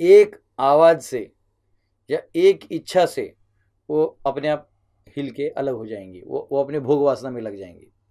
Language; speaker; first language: Hindi; native; Hindi